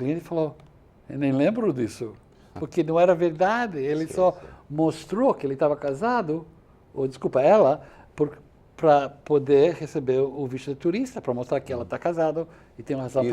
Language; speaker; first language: Portuguese; non-native, fluent; English